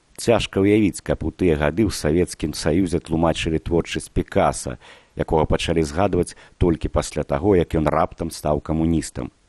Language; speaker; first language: Belarusian; native; Belarusian